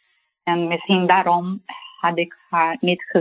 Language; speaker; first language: Dutch; non-native, learner; Portuguese